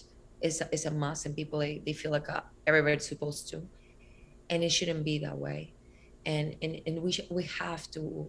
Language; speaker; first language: English; non-native, fluent; Spanish